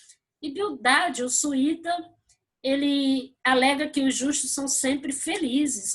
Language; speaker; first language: Portuguese; native; Portuguese